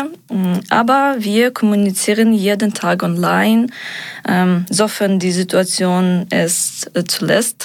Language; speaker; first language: German; non-native, fluent; Ukrainian